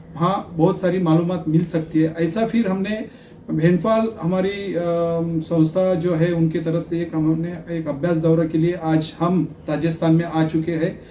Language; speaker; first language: Hindi; non-native, local second language; Marathi